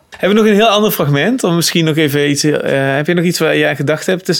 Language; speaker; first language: Dutch; native; Dutch